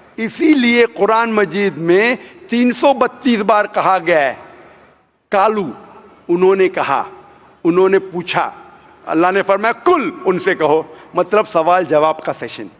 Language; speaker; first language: Hindi; non-native, local second language; Konkani